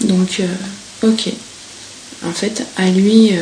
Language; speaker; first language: French; native; French